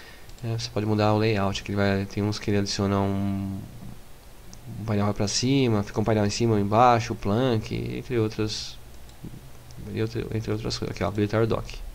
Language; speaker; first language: Portuguese; native; Portuguese